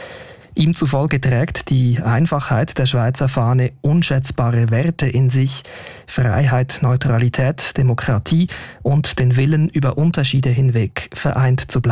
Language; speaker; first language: German; native; German